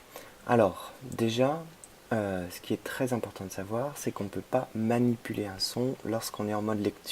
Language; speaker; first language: French; native; French